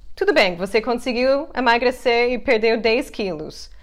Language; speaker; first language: Portuguese; non-native, fluent; English